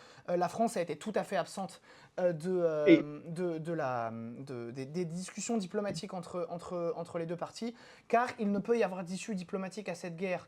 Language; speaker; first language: French; native; French